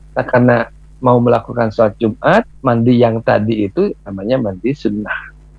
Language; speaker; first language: Indonesian; non-native, local second language; Sundanese